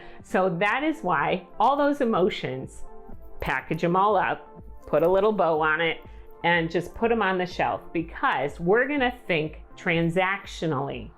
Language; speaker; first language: English; native; English